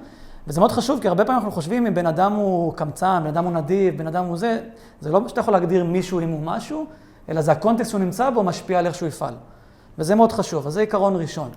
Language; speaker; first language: Hebrew; native; Hebrew